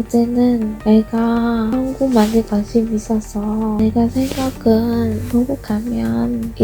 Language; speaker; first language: Korean; non-native, learner; Vietnamese